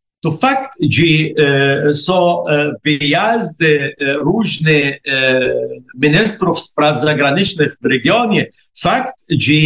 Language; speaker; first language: Polish; non-native, fluent; Arabic